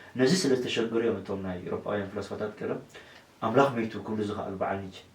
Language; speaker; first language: Tigrinya; non-native, local second language; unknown